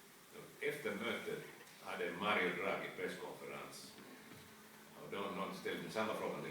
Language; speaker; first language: Swedish; non-native, fluent; Finnish